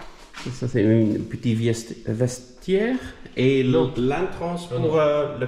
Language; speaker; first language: French; non-native, learner; Dutch